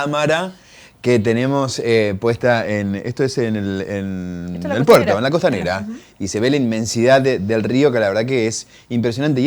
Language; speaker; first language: Spanish; native; Spanish